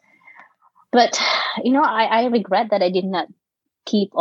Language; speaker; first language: English; non-native, local second language; Filipino